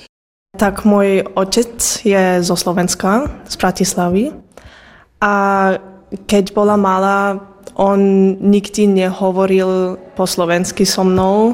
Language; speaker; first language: Slovak; non-native, learner; German